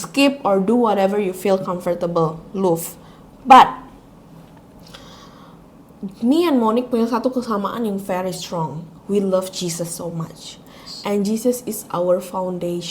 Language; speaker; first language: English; non-native, learner; Indonesian